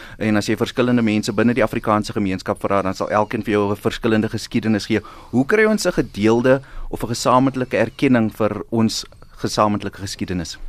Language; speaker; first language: Afrikaans; native; Afrikaans